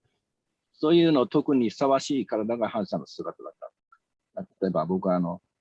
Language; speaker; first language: Japanese; native; Japanese